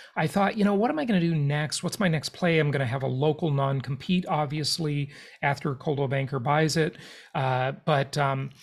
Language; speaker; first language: English; native; English